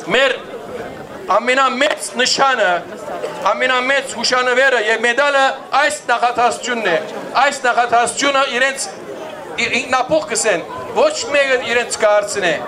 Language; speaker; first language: Armenian; early bilingual, heritage; Armenian